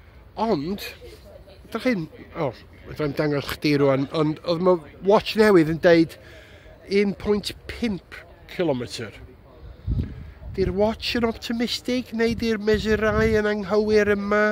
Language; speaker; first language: Welsh; non-native, local second language; English